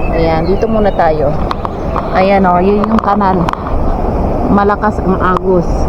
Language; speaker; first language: Filipino; non-native, local second language; Pangasinan